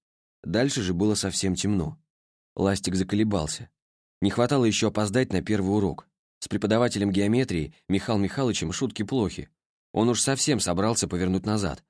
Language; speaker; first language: Russian; native; Russian